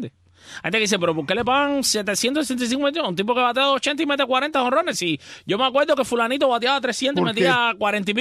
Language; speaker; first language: Spanish; native; Spanish